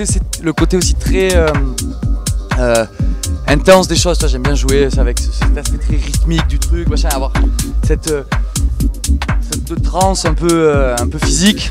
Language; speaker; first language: French; native; French